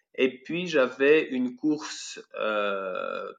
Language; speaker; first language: French; native; French